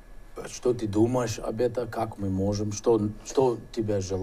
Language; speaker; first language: Russian; non-native, learner; English